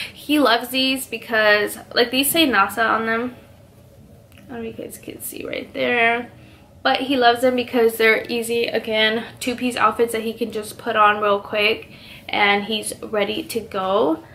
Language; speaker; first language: English; early bilingual, other home language; Spanish